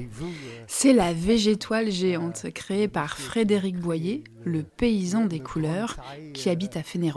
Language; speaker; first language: French; native; French